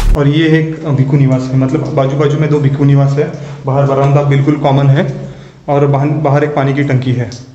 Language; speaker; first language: Hindi; non-native, local second language; Marathi